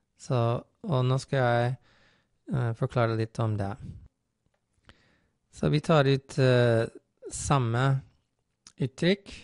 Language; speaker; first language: Norwegian; non-native, fluent; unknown